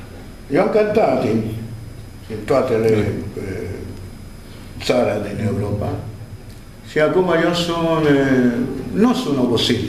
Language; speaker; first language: Romanian; non-native, learner; Spanish